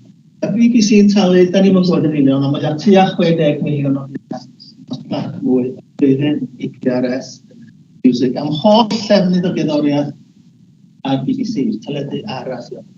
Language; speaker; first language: Welsh; native; Welsh